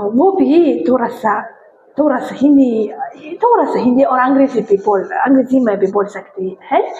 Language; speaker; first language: Hindi; non-native, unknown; Uzbek